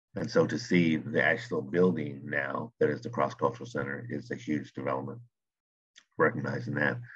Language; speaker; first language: English; native; English